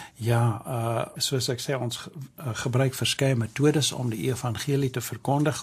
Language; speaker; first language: Afrikaans; early bilingual, heritage; English